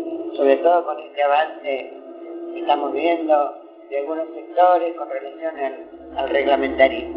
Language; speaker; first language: Spanish; native; Spanish